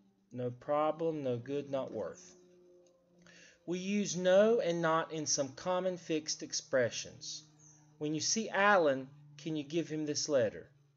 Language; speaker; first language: English; native; English